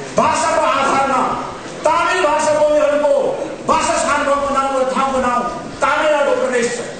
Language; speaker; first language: Nepali; non-native, local second language; Sherpa